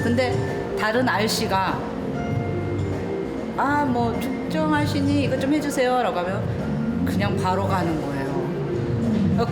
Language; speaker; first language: Korean; native; Korean